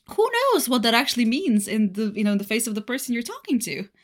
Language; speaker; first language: English; non-native, fluent; Bulgarian